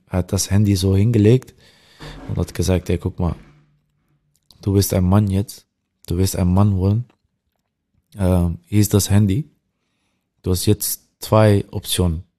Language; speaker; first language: German; non-native, learner; Dutch